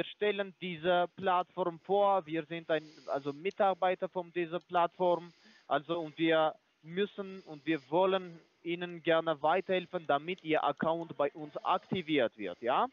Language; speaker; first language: German; non-native, fluent; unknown